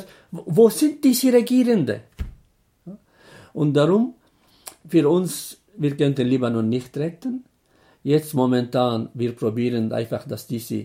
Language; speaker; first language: German; non-native, fluent; Arabic